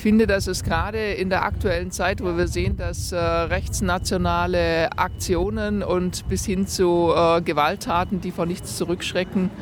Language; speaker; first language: German; native; German